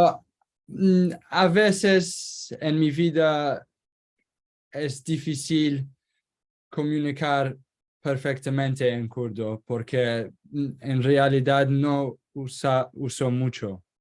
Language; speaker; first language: Spanish; non-native, learner; Kurdish